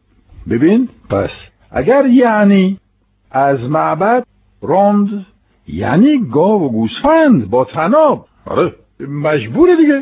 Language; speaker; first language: Persian; non-native, fluent; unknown